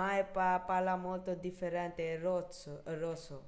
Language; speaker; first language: Italian; non-native, learner; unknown